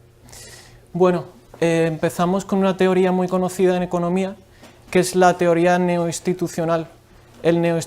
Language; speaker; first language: Spanish; native; Spanish